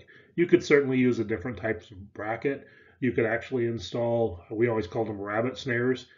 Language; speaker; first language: English; native; English